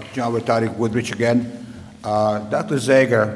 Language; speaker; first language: English; non-native, learner; Serbian